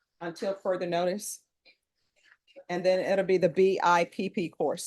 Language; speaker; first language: English; native; English